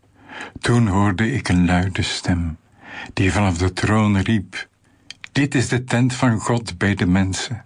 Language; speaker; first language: Dutch; native; Dutch